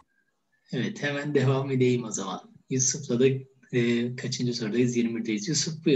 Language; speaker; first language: Turkish; native; Turkish